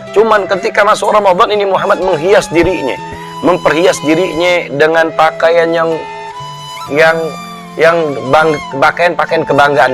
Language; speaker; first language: Indonesian; native; Indonesian